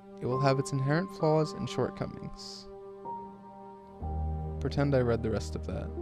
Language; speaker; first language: English; native; English